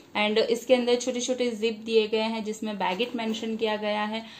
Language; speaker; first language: Hindi; non-native, local second language; Bangla